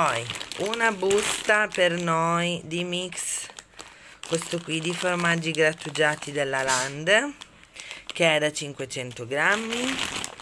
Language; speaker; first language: Italian; native; Italian